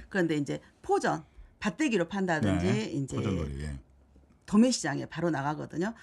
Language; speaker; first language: Korean; native; Korean